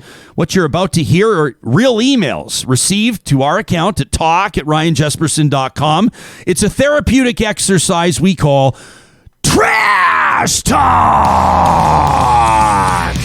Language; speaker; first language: English; native; English